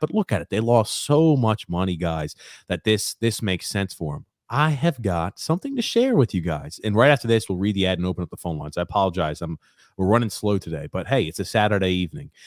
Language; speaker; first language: English; native; English